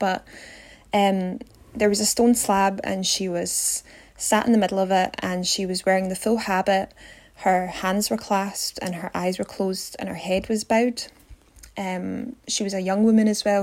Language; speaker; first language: English; native; English